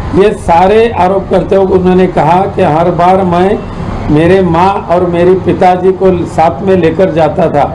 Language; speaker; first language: Hindi; non-native, local second language; Marathi